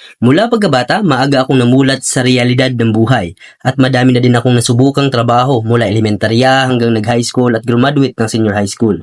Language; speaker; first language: Filipino; non-native, local second language; Cebuano